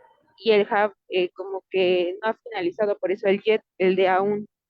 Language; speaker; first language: Spanish; native; Spanish